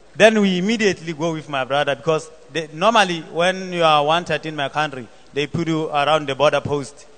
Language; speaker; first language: English; non-native, local second language; Southern Sotho